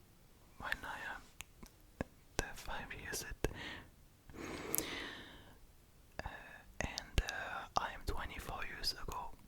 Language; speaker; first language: English; non-native, learner; French